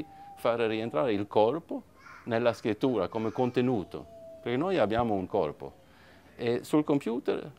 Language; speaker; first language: Italian; non-native, fluent; Swedish